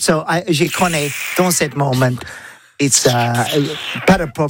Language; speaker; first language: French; non-native, learner; English